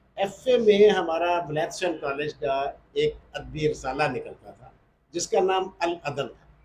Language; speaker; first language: Urdu; non-native, local second language; Punjabi